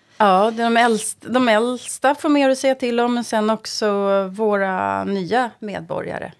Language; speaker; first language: Swedish; native; Swedish